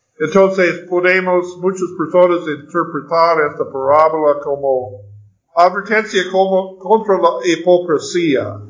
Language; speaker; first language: Spanish; non-native, fluent; English